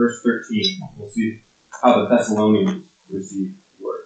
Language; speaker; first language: English; native; English